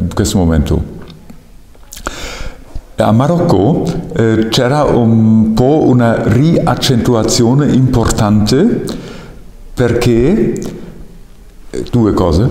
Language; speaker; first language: Italian; non-native, fluent; German